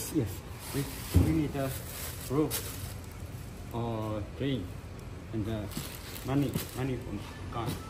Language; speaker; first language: English; non-native, learner; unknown